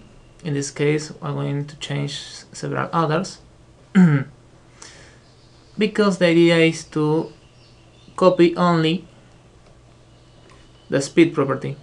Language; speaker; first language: English; non-native, fluent; Spanish